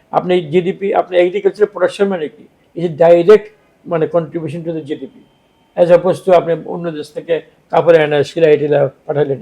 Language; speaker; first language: Bangla; native; Bangla